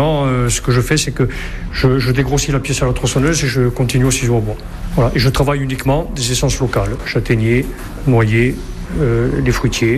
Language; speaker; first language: French; native; French